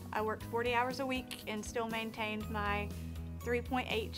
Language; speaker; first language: English; native; English